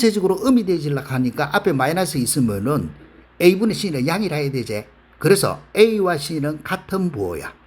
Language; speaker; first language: Korean; native; Korean